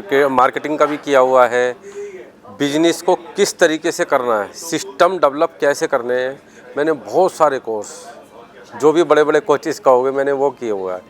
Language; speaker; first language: Hindi; native; Hindi